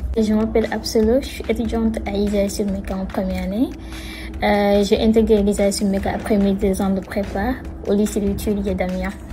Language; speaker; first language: French; non-native, local second language; Wolof